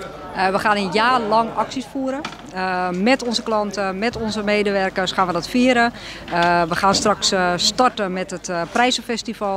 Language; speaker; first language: Dutch; native; Dutch